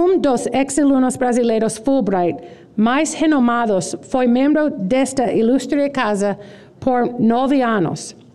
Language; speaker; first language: Portuguese; non-native, learner; English